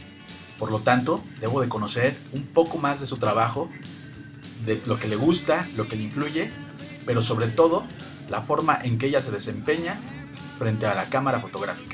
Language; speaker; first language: Spanish; native; Spanish